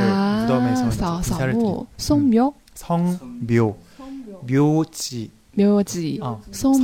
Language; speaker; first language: Korean; non-native, fluent; Chinese